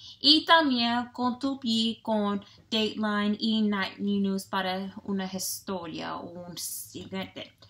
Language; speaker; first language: Spanish; non-native, learner; English